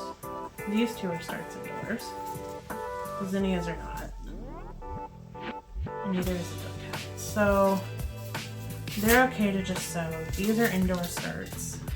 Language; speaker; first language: English; native; English